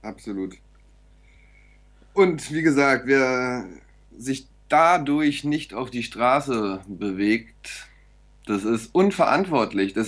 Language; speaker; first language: German; native; German